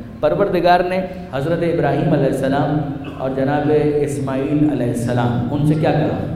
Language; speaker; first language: Urdu; non-native, local second language; Punjabi